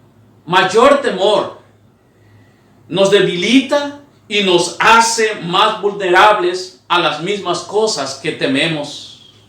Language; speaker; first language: Spanish; native; Spanish